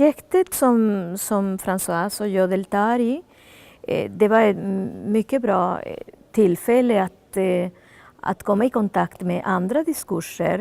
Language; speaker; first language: Swedish; non-native, fluent; Spanish